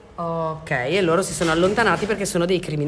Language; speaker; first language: Italian; native; Italian